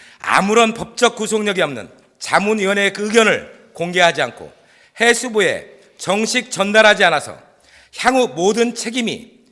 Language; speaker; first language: Korean; native; Korean